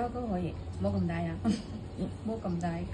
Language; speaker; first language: Chinese; non-native, learner; Indonesian